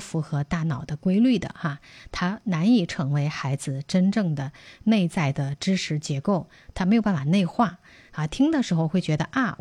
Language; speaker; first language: Chinese; native; Chinese